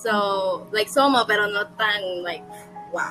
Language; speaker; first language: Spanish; early bilingual, heritage; Spanish